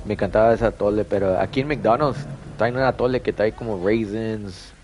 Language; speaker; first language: Spanish; early bilingual, heritage; Spanish